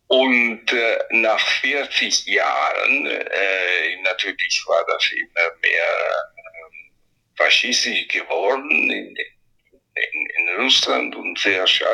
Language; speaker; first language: German; non-native, fluent; Italian